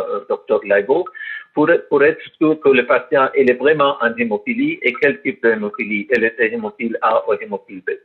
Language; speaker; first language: French; non-native, learner; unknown